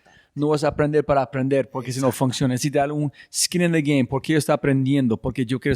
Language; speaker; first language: Spanish; non-native, fluent; English